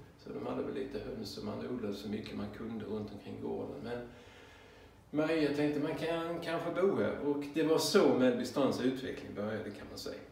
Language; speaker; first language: Swedish; native; Swedish